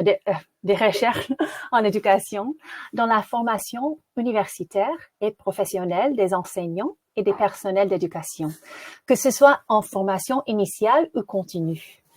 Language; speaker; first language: French; non-native, fluent; English